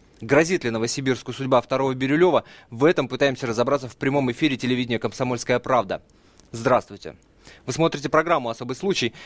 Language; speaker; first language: Russian; native; Russian